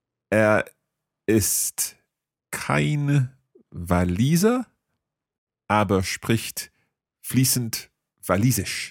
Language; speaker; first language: German; non-native, learner; English